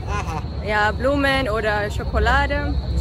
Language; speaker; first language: German; non-native, learner; Georgian